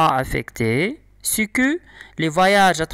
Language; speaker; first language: French; non-native, local second language; Arabic